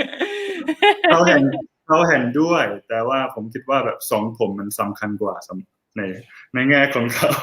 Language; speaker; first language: Thai; non-native, fluent; English